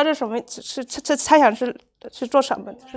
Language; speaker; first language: Chinese; non-native, fluent; English